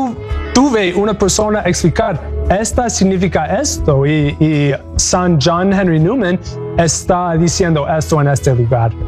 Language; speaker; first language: Spanish; non-native, learner; English